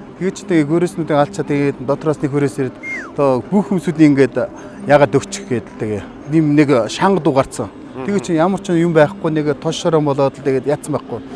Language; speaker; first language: Mongolian; non-native, local second language; Kazakh